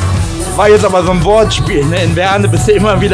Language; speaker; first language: German; native; German